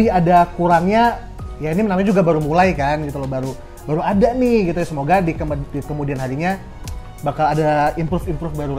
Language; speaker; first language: Indonesian; native; Indonesian